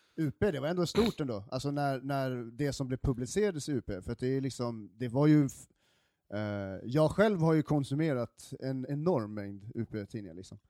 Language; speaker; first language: Swedish; native; Swedish